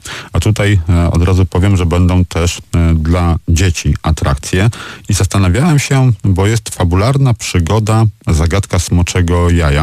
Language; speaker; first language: Polish; native; Polish